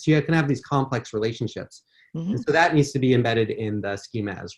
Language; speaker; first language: English; native; English